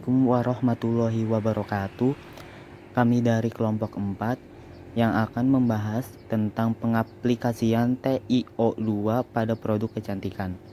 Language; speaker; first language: Indonesian; native; Indonesian